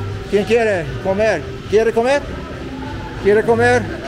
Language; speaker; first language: Spanish; non-native, learner; English